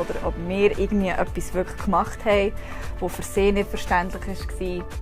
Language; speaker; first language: German; non-native, fluent; English